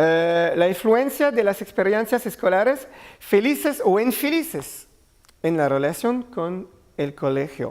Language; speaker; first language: Spanish; non-native, learner; French